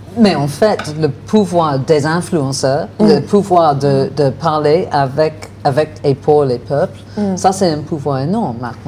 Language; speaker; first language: French; non-native, learner; English